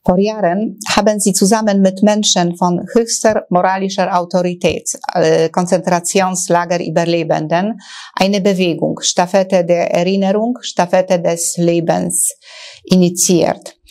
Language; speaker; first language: German; non-native, fluent; Polish